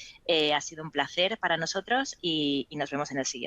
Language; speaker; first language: Spanish; native; Spanish